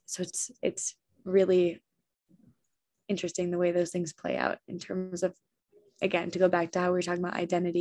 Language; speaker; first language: English; native; English